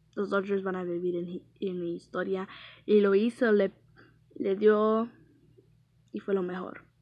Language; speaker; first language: Spanish; early bilingual, heritage; Spanish